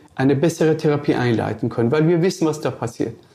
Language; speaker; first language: German; non-native, fluent; Persian